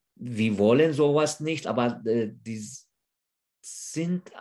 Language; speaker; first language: German; non-native, fluent; Uyghur